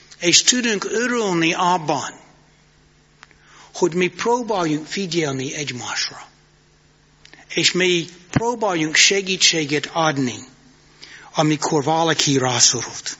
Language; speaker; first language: Hungarian; non-native, fluent; English